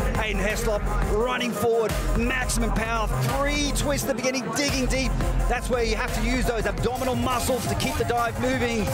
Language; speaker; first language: English; native; English